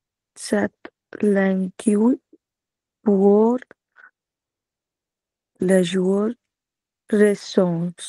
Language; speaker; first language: French; non-native, learner; Punjabi